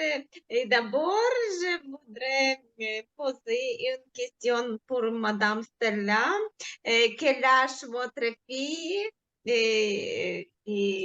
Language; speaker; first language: French; non-native, learner; Ukrainian